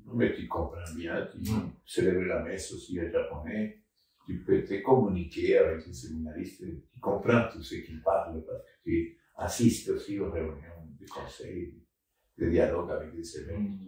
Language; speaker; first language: French; non-native, fluent; Spanish